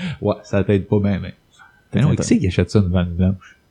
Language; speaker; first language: French; native; French